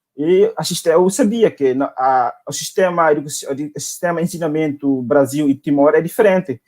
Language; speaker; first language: Portuguese; non-native, local second language; Tetum